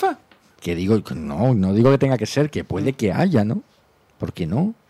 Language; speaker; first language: Spanish; native; Spanish